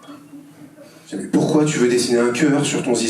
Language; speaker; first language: French; native; French